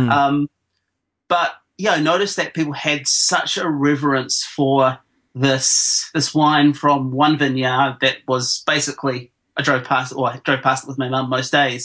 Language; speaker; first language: English; native; English